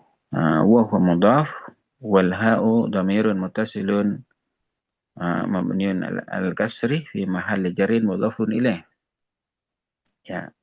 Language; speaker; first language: Arabic; non-native, fluent; Indonesian